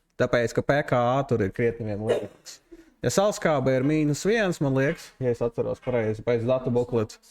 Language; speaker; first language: Latvian; non-native, local second language; Russian